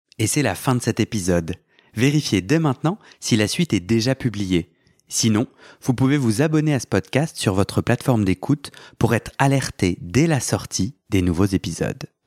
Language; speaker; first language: French; native; French